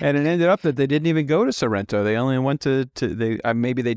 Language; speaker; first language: English; native; English